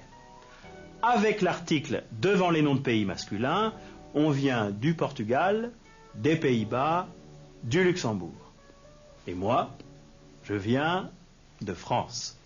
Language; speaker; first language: French; native; French